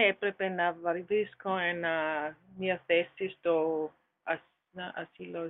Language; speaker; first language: Greek; non-native, learner; German